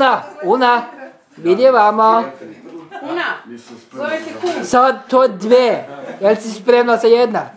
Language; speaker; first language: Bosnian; non-native, learner; Norwegian